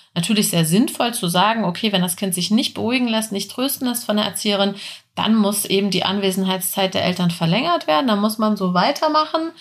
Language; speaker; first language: German; native; German